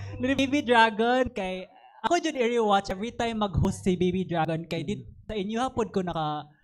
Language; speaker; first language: Cebuano; non-native, local second language; Waray